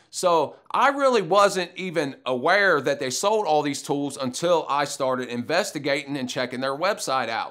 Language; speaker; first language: English; native; English